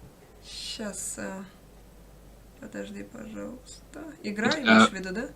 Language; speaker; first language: Russian; native; Russian